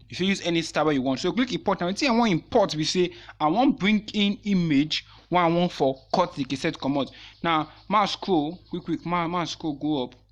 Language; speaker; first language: Nigerian Pidgin; non-native, local second language; Yoruba